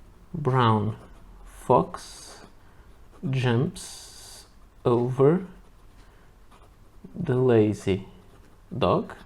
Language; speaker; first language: English; non-native, fluent; Portuguese